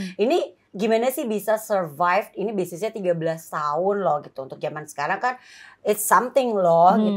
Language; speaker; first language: Indonesian; native; Indonesian